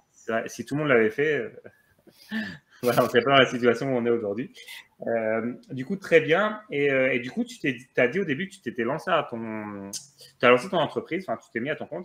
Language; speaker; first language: French; native; French